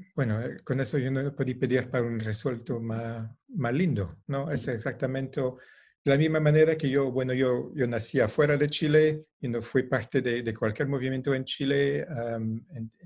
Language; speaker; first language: Spanish; non-native, fluent; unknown